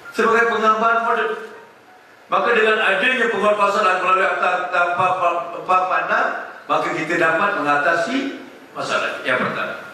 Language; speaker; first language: Malay; non-native, local second language; Tamil